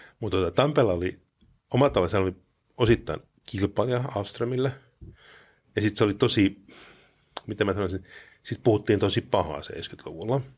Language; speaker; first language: Finnish; early bilingual, heritage; Finnish